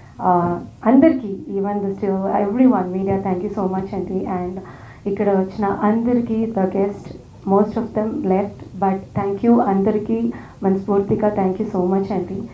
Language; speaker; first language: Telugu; non-native, fluent; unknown